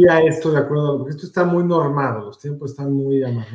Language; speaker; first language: Spanish; native; Spanish